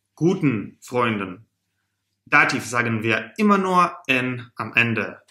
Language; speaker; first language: German; non-native, fluent; Russian